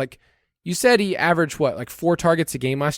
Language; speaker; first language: English; native; English